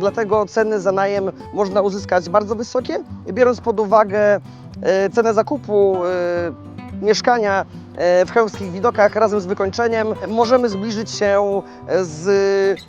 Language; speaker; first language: Polish; native; Polish